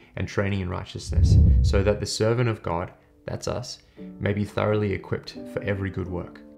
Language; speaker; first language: English; native; English